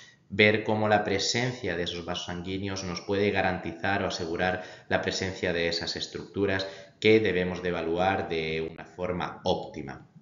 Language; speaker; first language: Spanish; native; Spanish